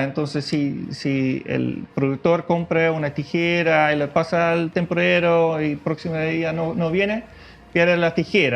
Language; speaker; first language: Spanish; non-native, fluent; Dutch